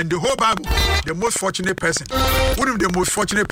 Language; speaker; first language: English; non-native, local second language; Akan